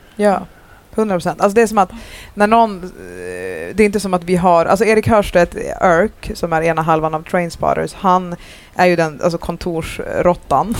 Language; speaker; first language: Swedish; native; Swedish